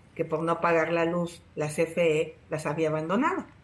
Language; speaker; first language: Spanish; native; Spanish